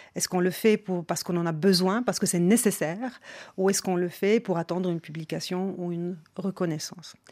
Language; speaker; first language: French; non-native, local second language; Arabic